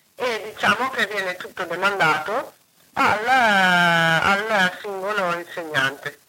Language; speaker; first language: Italian; native; Italian